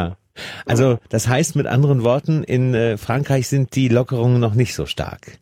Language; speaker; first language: German; native; German